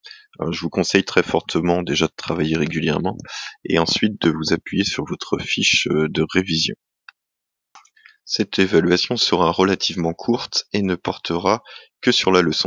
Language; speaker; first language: French; native; French